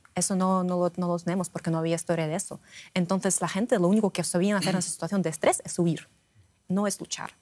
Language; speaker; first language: Spanish; non-native, fluent; Russian